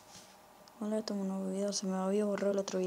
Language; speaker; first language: Spanish; native; Spanish